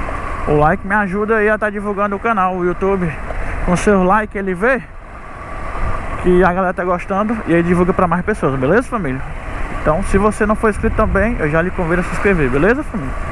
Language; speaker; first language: Portuguese; native; Portuguese